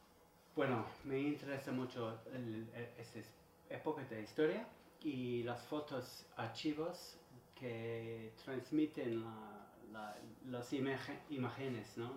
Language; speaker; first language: Spanish; non-native, learner; English